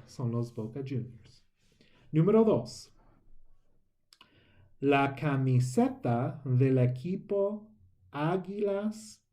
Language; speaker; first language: Spanish; non-native, fluent; English